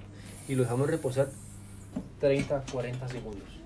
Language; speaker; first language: Spanish; native; Spanish